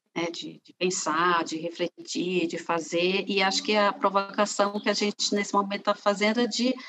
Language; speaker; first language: Portuguese; native; Portuguese